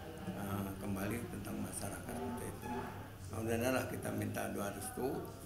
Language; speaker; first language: Indonesian; native; Indonesian